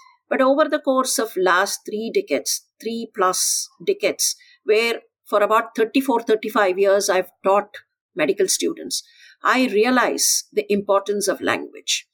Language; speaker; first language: English; non-native, local second language; Tamil